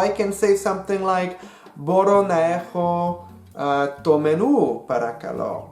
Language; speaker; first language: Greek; non-native, learner; English